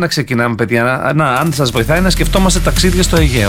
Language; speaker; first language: Greek; native; Greek